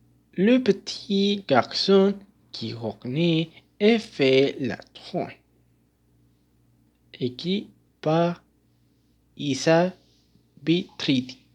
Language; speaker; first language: French; non-native, learner; Spanish